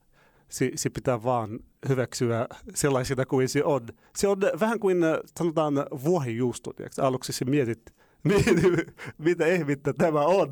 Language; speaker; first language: Finnish; non-native, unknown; Arabic